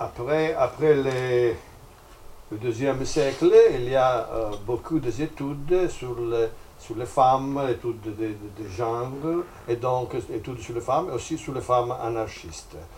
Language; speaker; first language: French; non-native, fluent; Italian